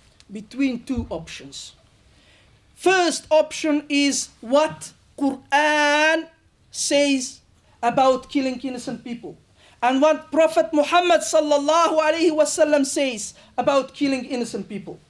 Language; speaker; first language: English; non-native, fluent; Bosnian